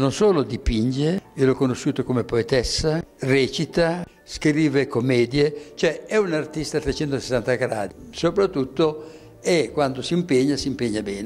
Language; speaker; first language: Italian; native; Italian